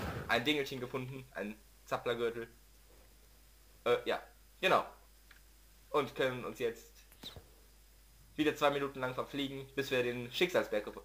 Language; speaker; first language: German; native; German